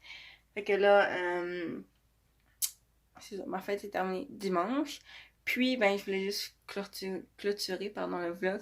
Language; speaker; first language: French; native; French